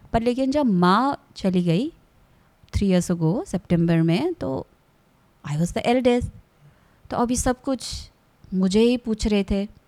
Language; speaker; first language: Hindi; non-native, local second language; Assamese